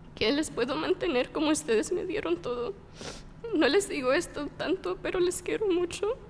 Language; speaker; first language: Spanish; early bilingual, other home language; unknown